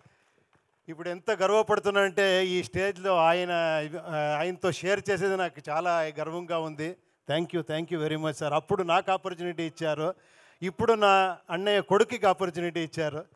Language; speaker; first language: Telugu; non-native, local second language; Kannada